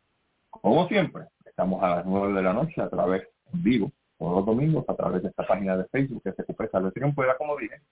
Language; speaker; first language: Spanish; native; Spanish